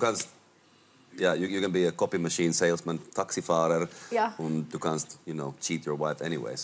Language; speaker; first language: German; non-native, learner; Finnish